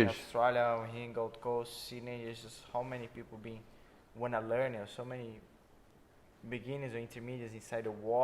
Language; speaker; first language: English; non-native, fluent; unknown